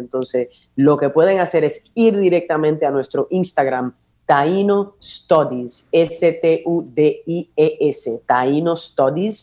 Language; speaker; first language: Spanish; native; Spanish